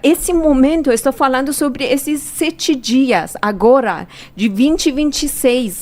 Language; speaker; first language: Portuguese; non-native, fluent; Persian